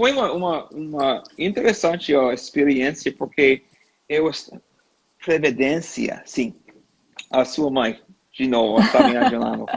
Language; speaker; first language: Portuguese; non-native, learner; English